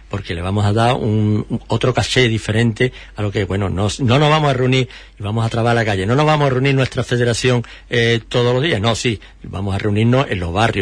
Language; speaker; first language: Spanish; native; Spanish